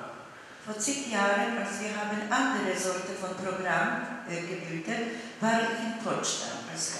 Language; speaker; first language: German; non-native, fluent; Polish